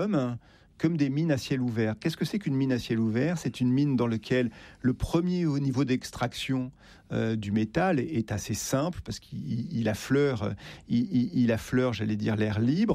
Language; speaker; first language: French; native; French